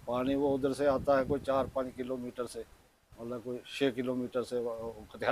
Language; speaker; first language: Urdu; non-native, local second language; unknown